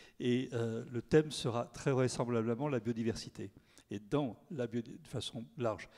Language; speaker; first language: French; native; French